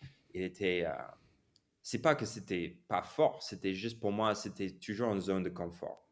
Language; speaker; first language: French; non-native, fluent; English